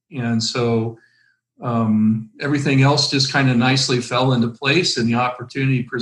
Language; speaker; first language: English; native; English